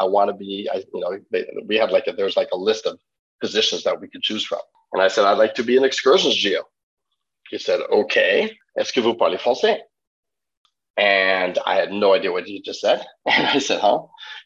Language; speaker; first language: English; native; English